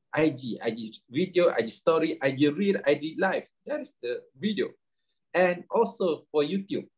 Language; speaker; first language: English; non-native, local second language; Malay